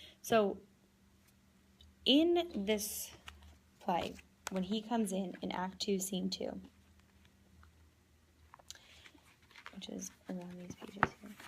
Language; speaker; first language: English; native; English